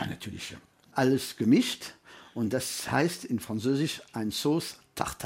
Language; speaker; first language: German; non-native, fluent; French